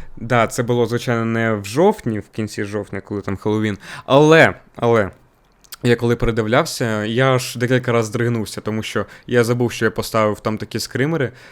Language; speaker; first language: Ukrainian; non-native, local second language; Russian